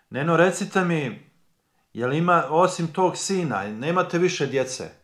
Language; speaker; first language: Croatian; native; Croatian